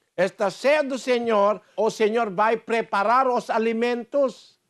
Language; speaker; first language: Portuguese; non-native, fluent; Filipino